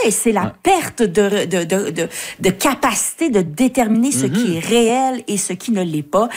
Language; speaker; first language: French; native; French